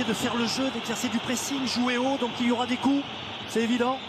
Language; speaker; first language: French; native; French